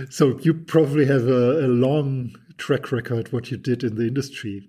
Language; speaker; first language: English; non-native, fluent; German